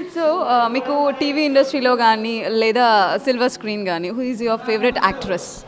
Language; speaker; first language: Telugu; native; Telugu